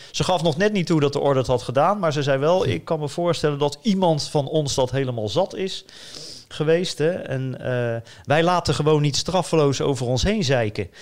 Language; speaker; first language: Dutch; native; Dutch